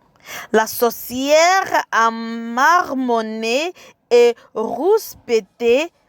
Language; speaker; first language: French; non-native, fluent; English